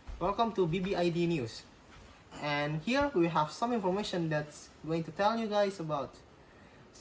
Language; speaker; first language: English; non-native, learner; Indonesian